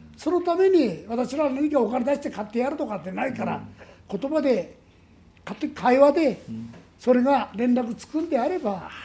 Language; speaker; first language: Japanese; native; Japanese